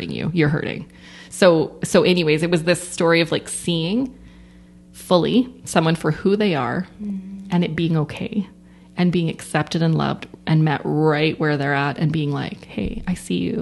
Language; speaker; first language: English; native; English